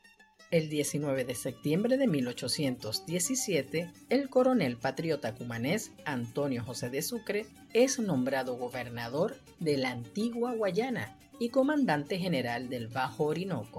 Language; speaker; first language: Spanish; native; Spanish